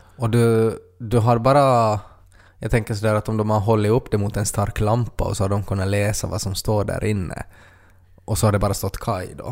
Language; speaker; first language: Swedish; native; Swedish